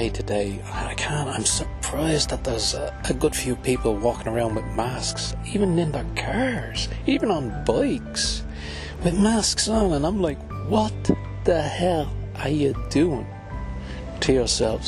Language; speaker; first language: English; native; English